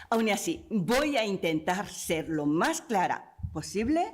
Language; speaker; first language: Spanish; non-native, fluent; Japanese